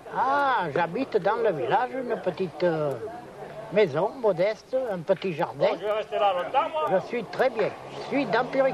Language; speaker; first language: French; native; French